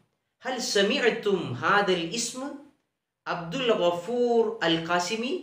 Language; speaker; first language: Arabic; non-native, fluent; Malayalam